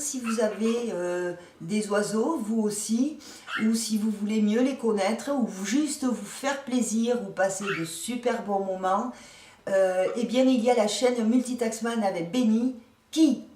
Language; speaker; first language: French; native; French